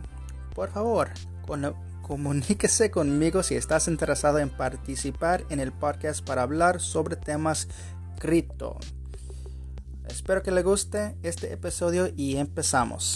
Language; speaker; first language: Spanish; non-native, learner; English